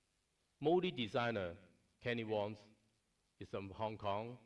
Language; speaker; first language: English; non-native, learner; Cantonese